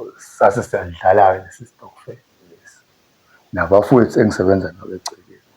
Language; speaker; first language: Zulu; native; Zulu